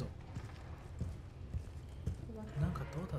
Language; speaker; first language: Japanese; non-native, fluent; Indonesian